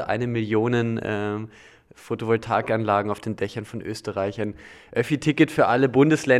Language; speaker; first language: German; native; German